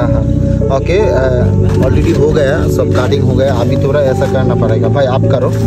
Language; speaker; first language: Hindi; non-native, learner; Bangla